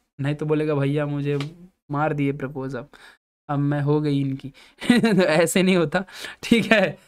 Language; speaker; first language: Hindi; native; Hindi